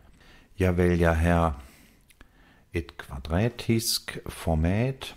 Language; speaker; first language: Danish; non-native, fluent; German